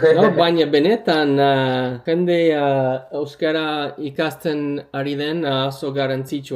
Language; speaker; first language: Basque; non-native, learner; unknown